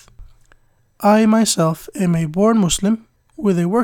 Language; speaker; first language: English; native; English